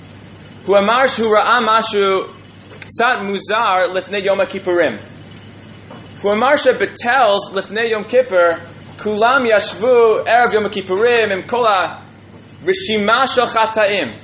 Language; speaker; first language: Hebrew; non-native, fluent; English